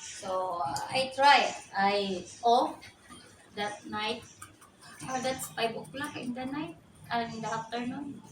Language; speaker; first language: English; non-native, local second language; Cebuano